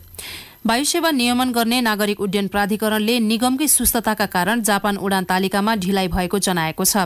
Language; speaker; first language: Nepali; native; Nepali